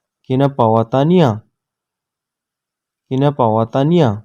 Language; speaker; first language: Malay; non-native, learner; Urdu